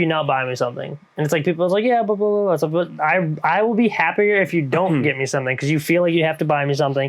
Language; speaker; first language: English; native; English